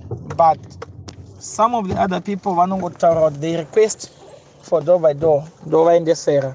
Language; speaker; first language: English; non-native, local second language; Shona